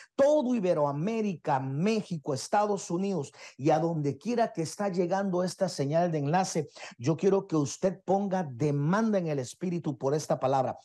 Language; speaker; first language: Spanish; native; Spanish